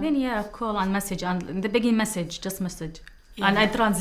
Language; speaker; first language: English; non-native, learner; Arabic